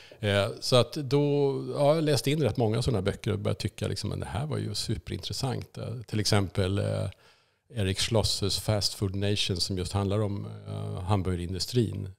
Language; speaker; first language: Swedish; native; Swedish